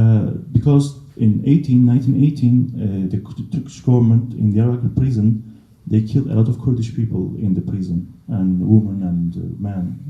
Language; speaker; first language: English; non-native, learner; Kurdish